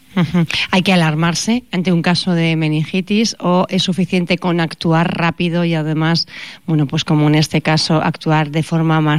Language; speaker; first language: Spanish; native; Spanish